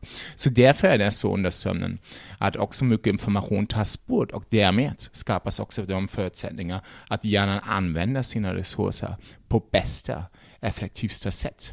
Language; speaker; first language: Swedish; non-native, fluent; German